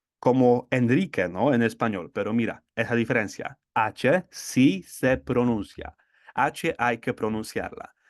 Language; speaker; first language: Spanish; non-native, fluent; Polish